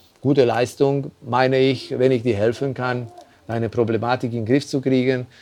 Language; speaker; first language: German; non-native, fluent; Hungarian